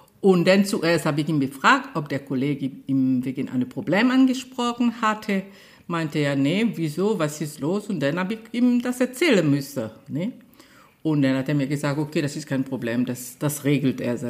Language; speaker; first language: German; non-native, fluent; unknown